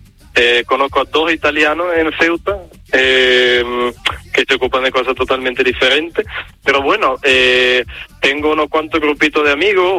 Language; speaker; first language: Spanish; non-native, fluent; Italian